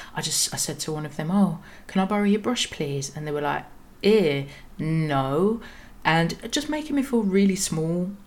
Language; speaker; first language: English; native; English